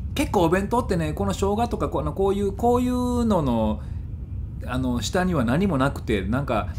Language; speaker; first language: Japanese; native; Japanese